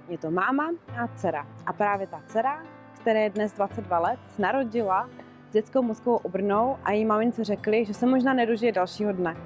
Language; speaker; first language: Czech; native; Czech